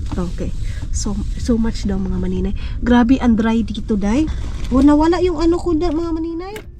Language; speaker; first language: Filipino; non-native, local second language; Cebuano